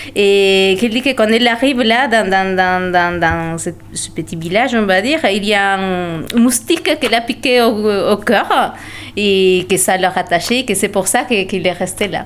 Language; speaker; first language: French; non-native, fluent; Spanish